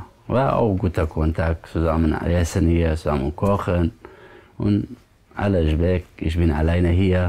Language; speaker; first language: German; non-native, learner; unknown